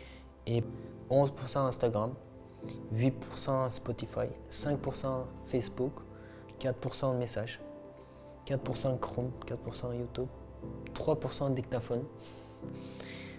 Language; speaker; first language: French; non-native, fluent; Uyghur